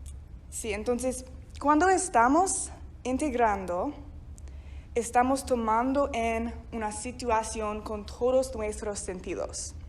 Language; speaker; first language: Spanish; non-native, fluent; English